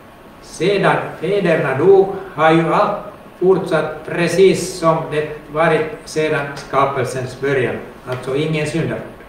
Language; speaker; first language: Swedish; non-native, local second language; Finnish